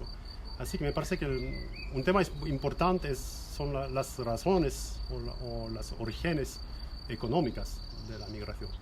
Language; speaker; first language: Spanish; non-native, fluent; French